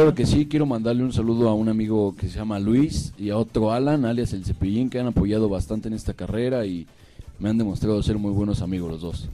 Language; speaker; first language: Spanish; native; Spanish